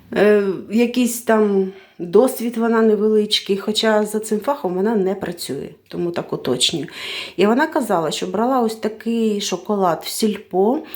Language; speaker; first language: Ukrainian; non-native, local second language; Russian